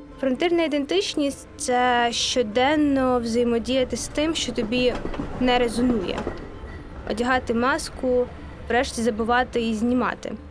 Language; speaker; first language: Ukrainian; native; Ukrainian